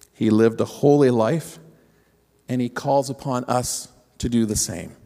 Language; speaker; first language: English; native; English